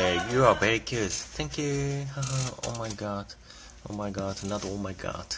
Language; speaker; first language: English; non-native, learner; Japanese